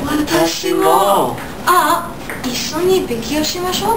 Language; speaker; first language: Japanese; non-native, learner; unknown